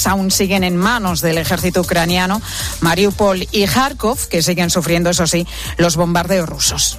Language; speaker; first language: Spanish; native; Spanish